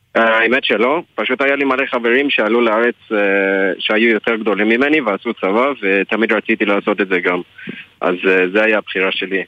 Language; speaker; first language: Hebrew; non-native, fluent; English